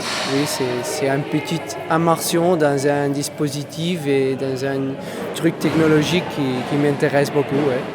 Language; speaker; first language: French; non-native, fluent; Spanish